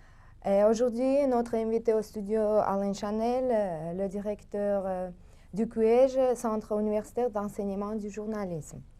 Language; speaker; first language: French; non-native, learner; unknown